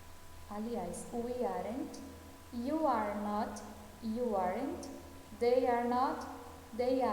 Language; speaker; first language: English; non-native, fluent; Portuguese